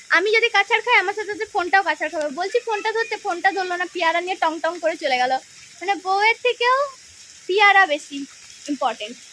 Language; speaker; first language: Bangla; non-native, local second language; Santali